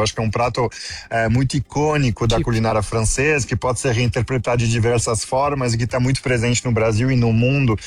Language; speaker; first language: Portuguese; non-native, fluent; French